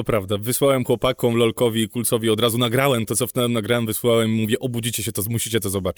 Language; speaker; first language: Polish; native; Polish